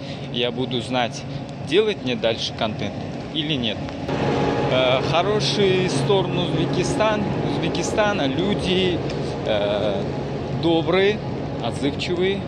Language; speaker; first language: Russian; non-native, local second language; Uzbek